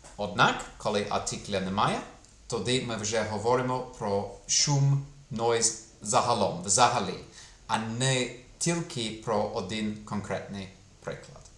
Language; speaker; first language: Ukrainian; non-native, fluent; English